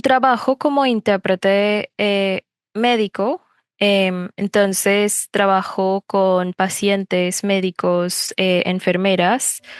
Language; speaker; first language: Spanish; non-native, fluent; English